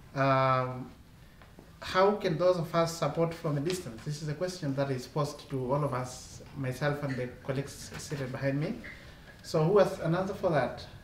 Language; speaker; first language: English; non-native, local second language; Masai